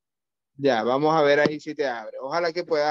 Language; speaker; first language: Spanish; native; Spanish